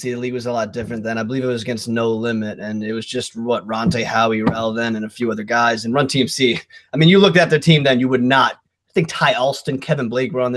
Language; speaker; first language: English; native; English